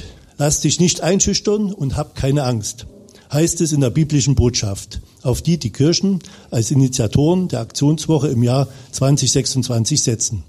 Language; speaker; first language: German; native; German